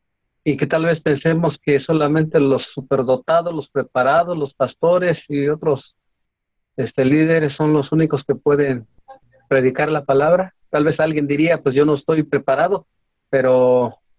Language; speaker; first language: Spanish; native; Spanish